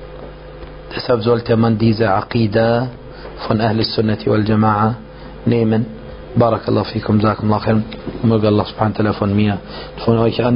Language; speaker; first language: German; non-native, fluent; Arabic